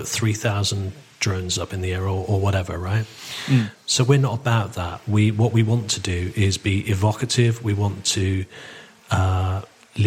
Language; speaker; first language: English; native; English